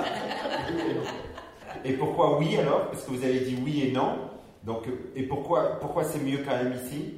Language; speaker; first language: French; native; French